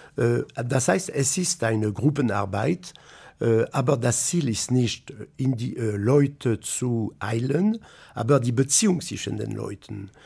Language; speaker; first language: German; non-native, fluent; French